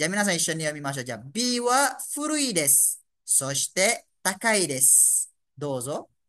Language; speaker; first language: Japanese; non-native, fluent; Malay